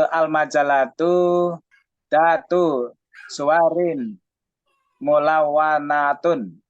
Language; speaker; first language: Arabic; non-native, fluent; Indonesian